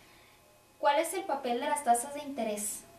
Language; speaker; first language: Spanish; native; Spanish